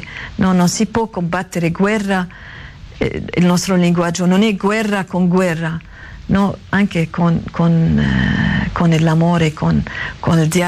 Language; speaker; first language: Italian; non-native, learner; Arabic